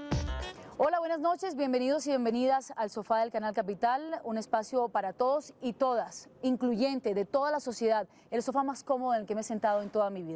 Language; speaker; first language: Spanish; native; Spanish